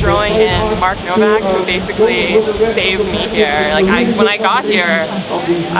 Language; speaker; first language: English; native; English